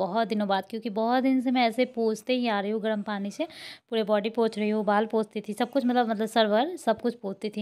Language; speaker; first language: Hindi; native; Hindi